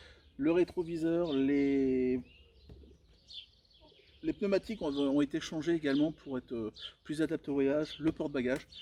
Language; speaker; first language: French; native; French